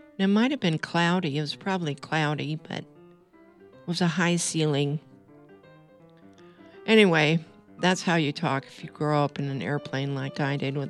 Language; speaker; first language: English; native; English